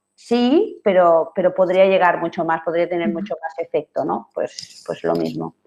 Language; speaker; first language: Spanish; non-native, local second language; Catalan